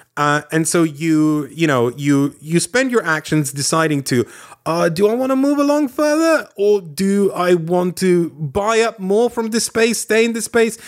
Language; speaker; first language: English; non-native, fluent; Lithuanian